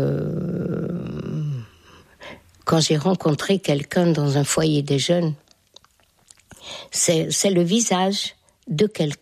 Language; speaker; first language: French; non-native, fluent; Hungarian